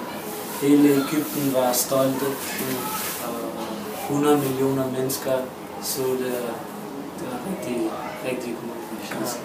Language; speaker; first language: Danish; early bilingual, other home language; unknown